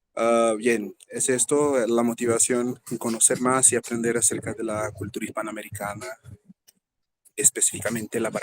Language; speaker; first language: Spanish; non-native, fluent; Portuguese